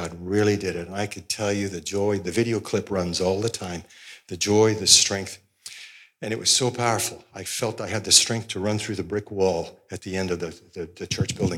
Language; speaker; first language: English; native; English